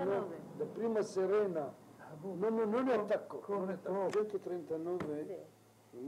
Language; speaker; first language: Italian; non-native, local second language; Arabic